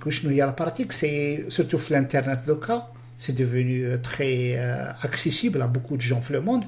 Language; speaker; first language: French; non-native, local second language; Arabic